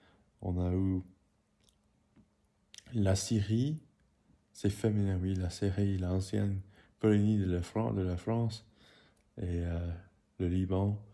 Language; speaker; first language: French; non-native, learner; English